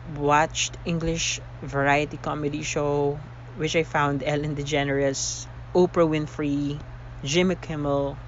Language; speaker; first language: English; non-native, local second language; Filipino